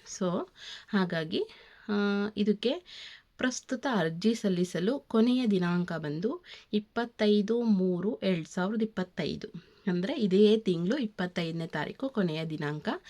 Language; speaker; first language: Kannada; native; Kannada